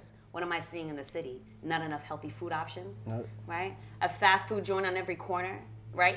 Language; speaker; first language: English; early bilingual, other home language; Russian